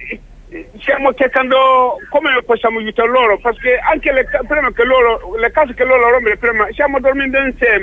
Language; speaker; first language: Italian; non-native, local second language; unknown